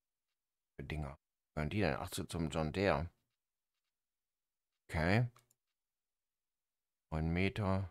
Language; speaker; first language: German; native; German